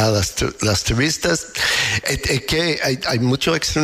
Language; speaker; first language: Spanish; non-native, learner; English